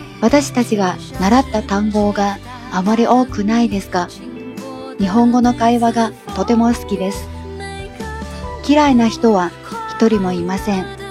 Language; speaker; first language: Japanese; non-native, fluent; Chinese